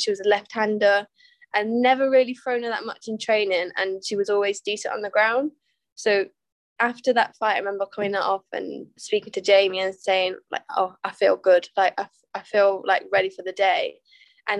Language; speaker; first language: English; native; English